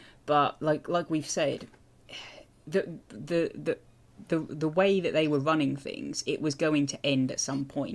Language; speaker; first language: English; native; English